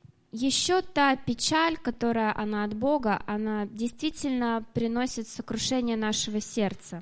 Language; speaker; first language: Russian; native; Russian